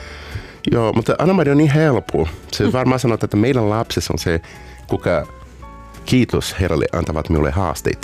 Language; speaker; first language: Finnish; non-native, learner; Portuguese